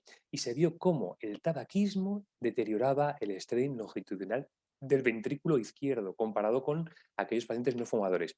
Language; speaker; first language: Spanish; native; Spanish